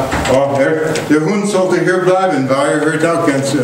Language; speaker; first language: German; non-native, learner; English